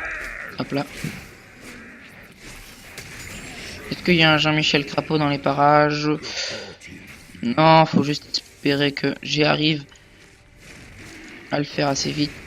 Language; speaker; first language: French; native; French